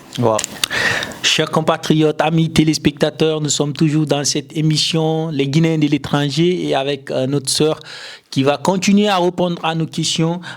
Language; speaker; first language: French; non-native, local second language; Susu